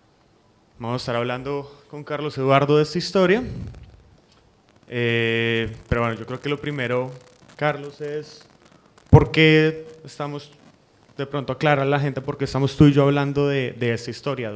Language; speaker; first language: Spanish; native; Spanish